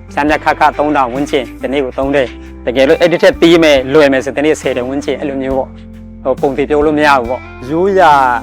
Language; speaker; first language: Burmese; non-native, local second language; S'gaw Karen